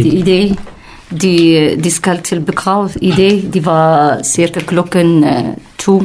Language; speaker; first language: Danish; non-native, learner; Kurdish